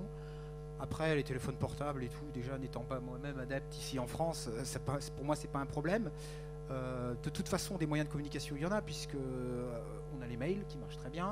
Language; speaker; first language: French; native; French